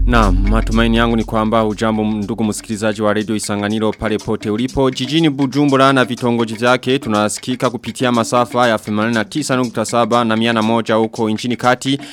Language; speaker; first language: Swahili; non-native, local second language; Rundi